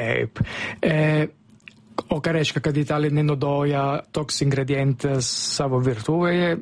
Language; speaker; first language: Lithuanian; non-native, learner; Italian